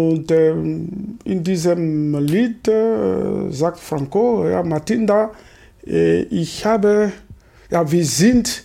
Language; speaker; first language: German; non-native, fluent; Lingala